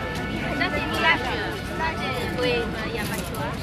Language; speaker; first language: French; non-native, learner; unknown